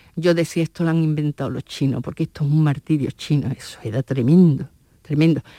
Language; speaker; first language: Spanish; native; Spanish